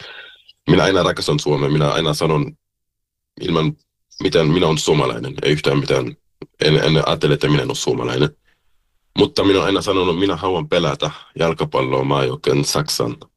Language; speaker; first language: Finnish; early bilingual, heritage; German